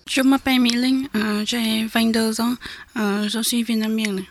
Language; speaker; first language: French; non-native, learner; Vietnamese